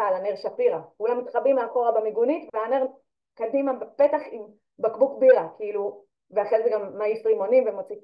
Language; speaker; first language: Hebrew; native; Hebrew